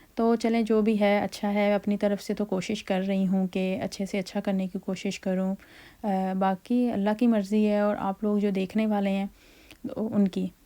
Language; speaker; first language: Urdu; native; Urdu